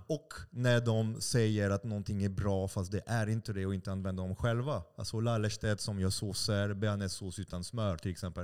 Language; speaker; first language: Swedish; non-native, fluent; French